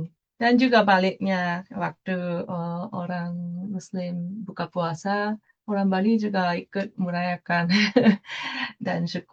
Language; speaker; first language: Indonesian; non-native, fluent; Japanese